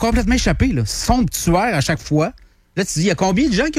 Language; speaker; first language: French; native; French